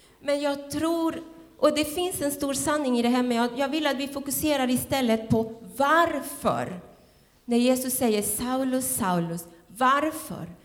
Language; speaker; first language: Swedish; non-native, fluent; Spanish